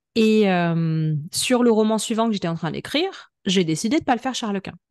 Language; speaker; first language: French; native; French